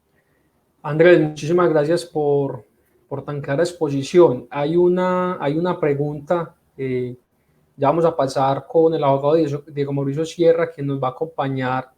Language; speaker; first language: Spanish; native; Spanish